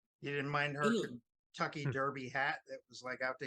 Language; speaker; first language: English; native; English